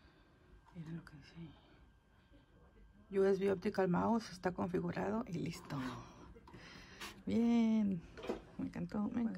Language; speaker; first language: Spanish; native; Spanish